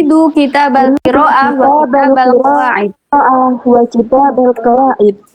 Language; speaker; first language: Arabic; non-native, learner; Indonesian